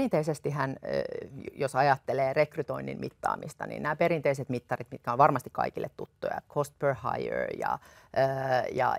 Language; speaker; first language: Finnish; native; Finnish